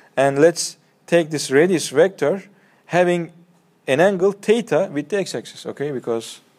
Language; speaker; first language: English; non-native, fluent; Turkish